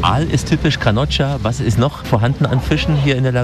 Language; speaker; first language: German; native; German